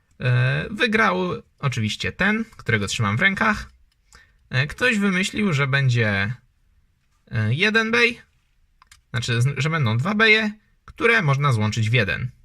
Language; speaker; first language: Polish; native; Polish